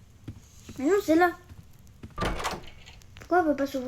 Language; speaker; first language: French; native; French